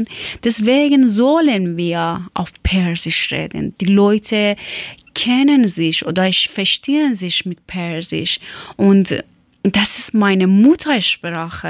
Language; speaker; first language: German; non-native, learner; Persian